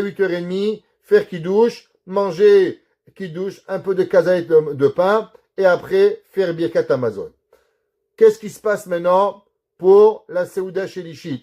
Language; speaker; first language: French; native; French